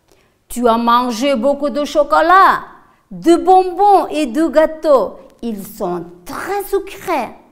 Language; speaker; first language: French; non-native, fluent; Uzbek